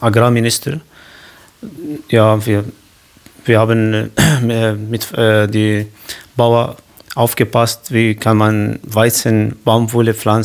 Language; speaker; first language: German; non-native, learner; Arabic